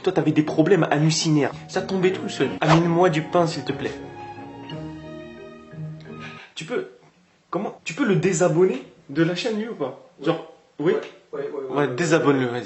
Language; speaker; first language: French; native; French